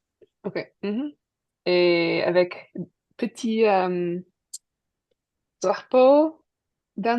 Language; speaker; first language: French; non-native, learner; English